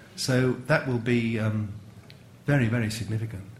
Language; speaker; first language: English; native; English